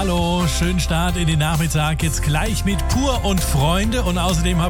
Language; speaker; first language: German; native; German